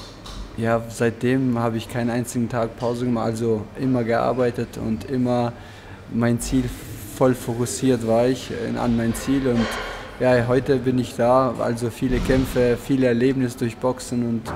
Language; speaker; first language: German; non-native, fluent; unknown